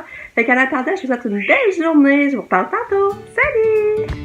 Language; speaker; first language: French; native; French